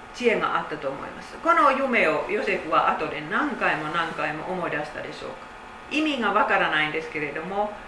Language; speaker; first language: Japanese; non-native, fluent; Finnish